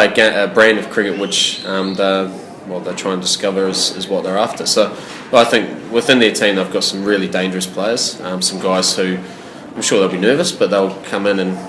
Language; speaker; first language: English; native; English